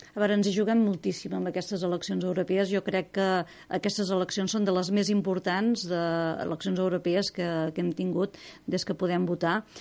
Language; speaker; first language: Catalan; native; Catalan